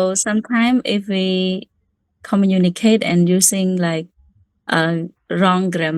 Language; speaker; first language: English; non-native, learner; Khmer